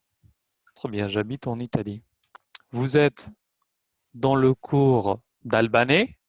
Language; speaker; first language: French; non-native, fluent; Albanian